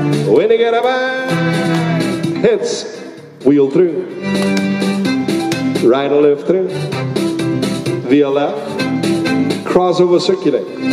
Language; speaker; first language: English; non-native, fluent; Danish